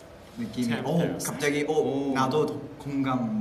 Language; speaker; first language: Korean; non-native, fluent; Vietnamese